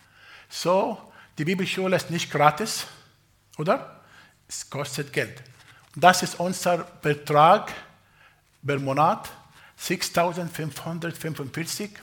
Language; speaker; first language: German; non-native, fluent; Arabic